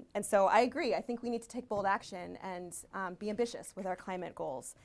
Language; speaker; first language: English; early bilingual, other home language; Spanish